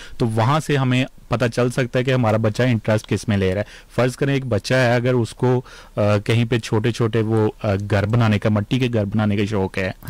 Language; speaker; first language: Urdu; native; Urdu